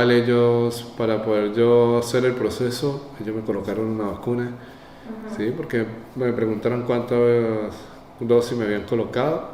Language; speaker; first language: Spanish; native; Spanish